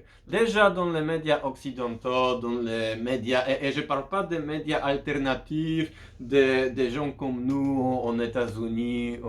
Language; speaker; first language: French; non-native, fluent; Polish